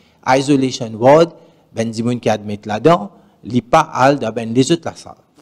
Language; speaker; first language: French; non-native, learner; Morisyen